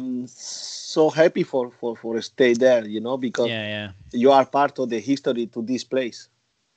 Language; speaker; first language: English; non-native, learner; Spanish